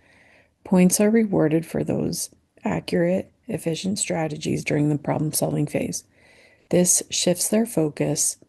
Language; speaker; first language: English; native; English